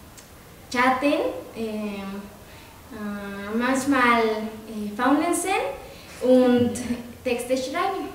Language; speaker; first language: German; non-native, learner; Spanish